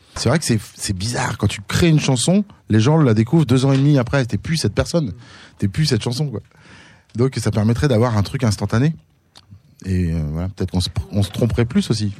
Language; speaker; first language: French; native; French